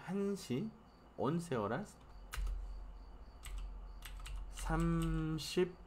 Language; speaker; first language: Spanish; non-native, fluent; Korean